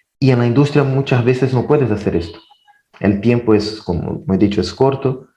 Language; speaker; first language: Spanish; non-native, fluent; Portuguese